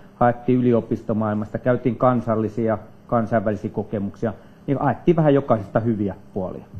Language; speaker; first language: Finnish; native; Finnish